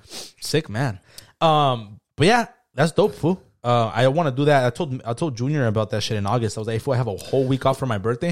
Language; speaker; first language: English; early bilingual, other home language; Spanish